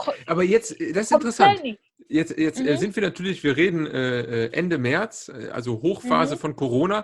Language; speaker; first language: German; native; German